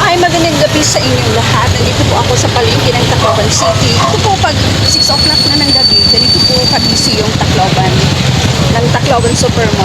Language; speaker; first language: Filipino; non-native, local second language; Waray